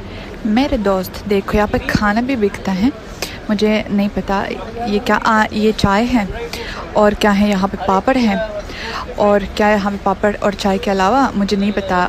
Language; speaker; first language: Hindi; non-native, fluent; Russian